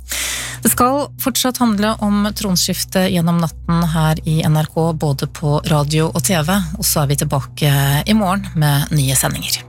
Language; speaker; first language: Norwegian; native; Norwegian